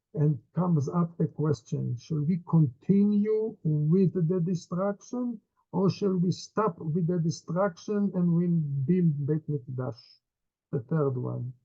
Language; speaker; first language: English; non-native, fluent; Hebrew